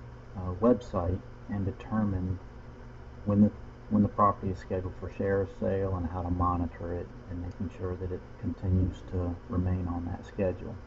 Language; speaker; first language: English; native; English